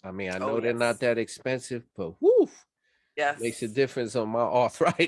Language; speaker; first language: English; native; English